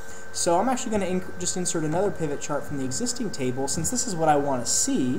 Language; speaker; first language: English; native; English